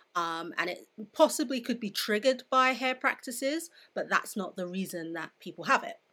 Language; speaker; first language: English; native; English